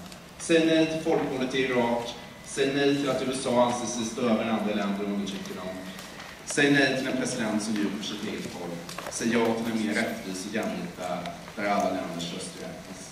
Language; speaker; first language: Swedish; native; Swedish